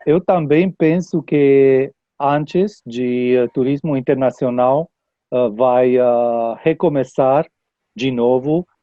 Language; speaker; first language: Portuguese; non-native, learner; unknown